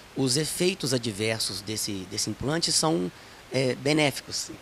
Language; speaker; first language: Portuguese; native; Portuguese